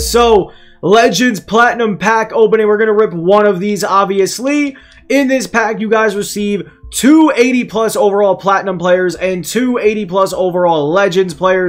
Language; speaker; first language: English; native; English